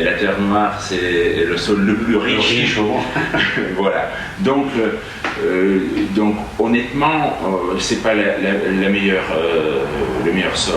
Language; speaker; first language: French; non-native, fluent; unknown